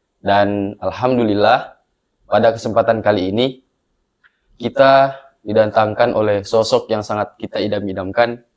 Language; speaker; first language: Indonesian; native; Indonesian